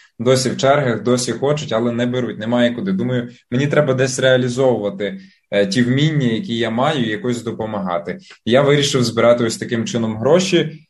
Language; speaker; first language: Ukrainian; native; Ukrainian